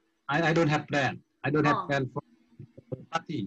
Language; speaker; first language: English; non-native, learner; Vietnamese